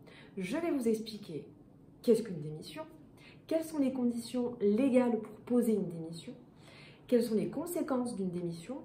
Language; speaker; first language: French; native; French